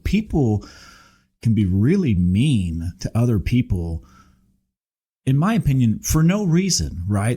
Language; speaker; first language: English; native; English